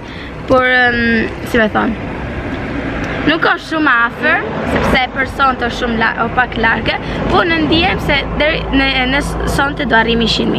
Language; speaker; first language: Albanian; early bilingual, heritage; Albanian